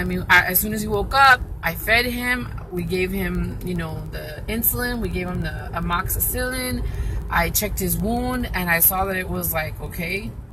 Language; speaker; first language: English; early bilingual, other home language; Spanish